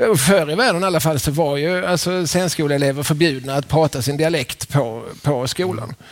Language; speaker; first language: Swedish; native; Swedish